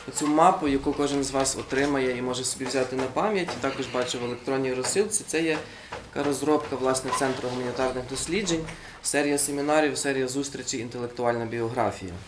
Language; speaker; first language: Ukrainian; native; Ukrainian